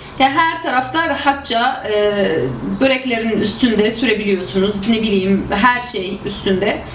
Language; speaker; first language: Turkish; non-native, fluent; Arabic